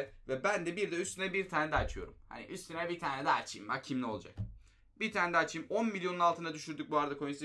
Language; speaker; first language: Turkish; native; Turkish